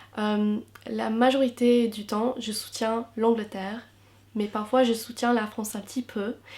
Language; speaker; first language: French; non-native, fluent; English